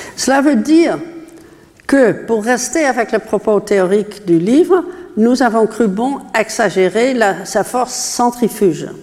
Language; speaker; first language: French; non-native, fluent; Dutch